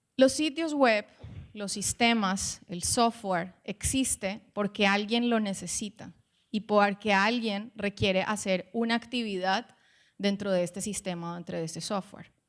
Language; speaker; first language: Spanish; native; Spanish